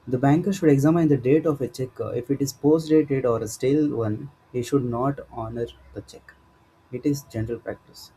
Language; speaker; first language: English; non-native, local second language; Kannada